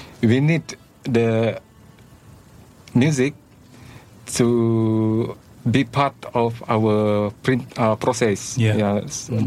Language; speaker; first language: English; non-native, learner; Malay